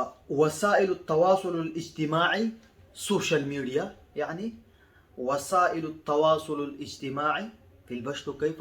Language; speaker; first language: Arabic; non-native, fluent; Pashto